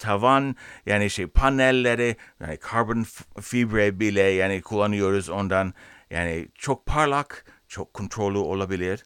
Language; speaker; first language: Turkish; non-native, learner; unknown